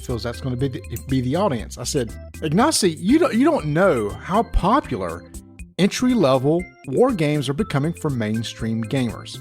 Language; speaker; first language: English; native; English